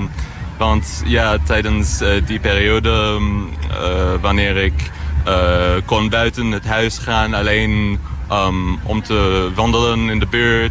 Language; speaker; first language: Dutch; non-native, fluent; English